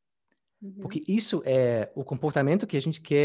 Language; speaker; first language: Portuguese; non-native, fluent; English